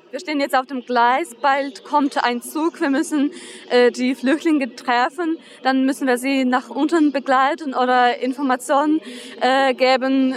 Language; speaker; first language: German; non-native, fluent; Russian